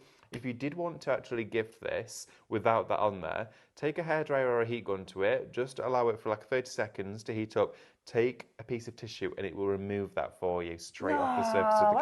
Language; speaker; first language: English; native; English